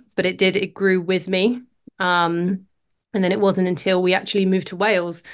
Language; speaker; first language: English; native; English